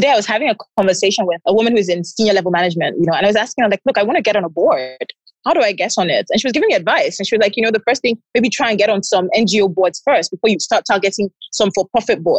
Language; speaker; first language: English; non-native, local second language; Yoruba